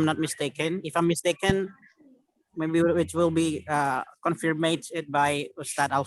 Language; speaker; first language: English; non-native, local second language; Indonesian